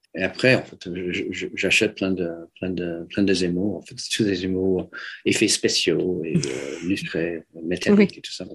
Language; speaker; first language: French; non-native, fluent; English